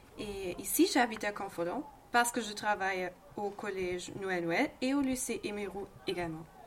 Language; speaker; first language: French; non-native, fluent; German